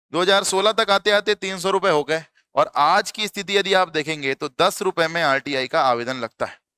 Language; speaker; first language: Hindi; native; Hindi